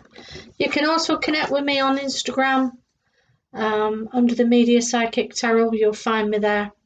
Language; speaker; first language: English; native; English